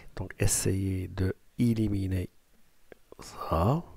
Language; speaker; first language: French; non-native, local second language; Arabic